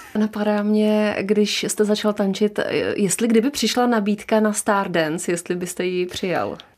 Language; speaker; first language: Czech; native; Czech